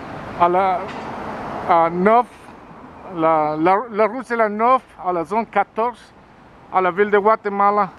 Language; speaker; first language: French; non-native, fluent; Spanish